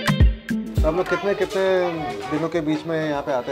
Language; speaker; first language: Hindi; native; Hindi